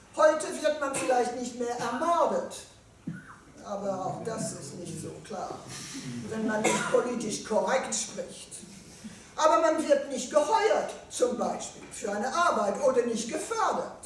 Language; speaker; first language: German; non-native, fluent; French